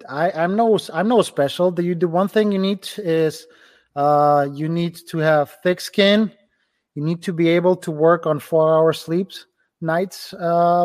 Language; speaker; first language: English; non-native, fluent; Ukrainian